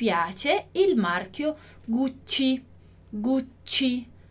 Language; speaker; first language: Italian; non-native, fluent; Portuguese